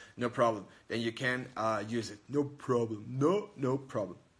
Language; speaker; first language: English; non-native, fluent; Persian